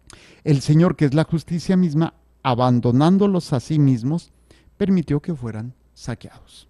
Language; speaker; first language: Spanish; native; Spanish